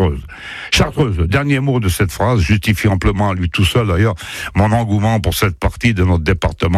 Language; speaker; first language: French; native; French